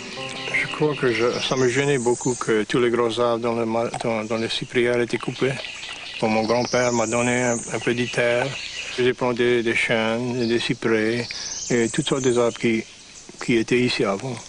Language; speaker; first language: French; non-native, local second language; English